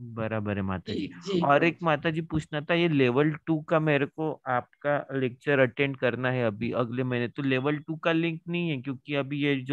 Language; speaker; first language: Hindi; non-native, local second language; Marathi